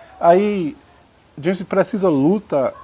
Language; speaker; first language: Portuguese; non-native, learner; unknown